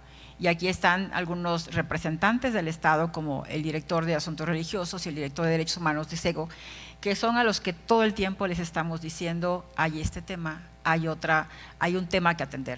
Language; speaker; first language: Spanish; native; Spanish